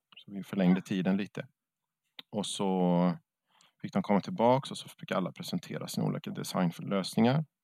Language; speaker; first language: Swedish; native; Swedish